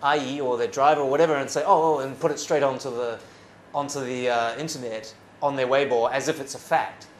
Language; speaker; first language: English; native; English